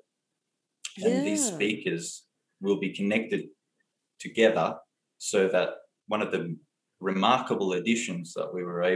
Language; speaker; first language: English; native; English